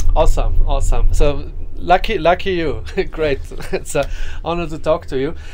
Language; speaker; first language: English; non-native, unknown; German